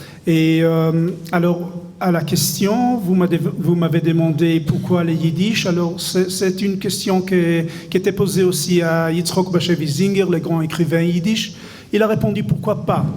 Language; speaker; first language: French; non-native, fluent; Hebrew